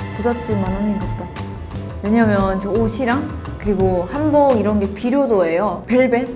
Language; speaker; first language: Korean; native; Korean